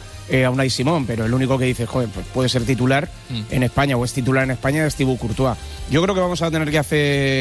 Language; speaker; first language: Spanish; native; Spanish